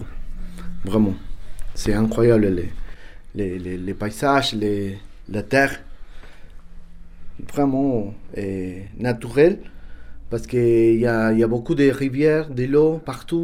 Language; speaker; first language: French; non-native, learner; Spanish